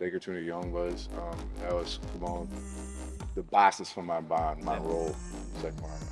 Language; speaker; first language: Dutch; non-native, fluent; English